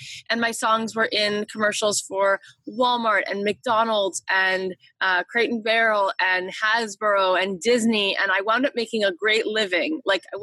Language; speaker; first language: English; native; English